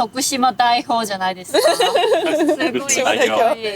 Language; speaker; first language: Japanese; non-native, learner; Cantonese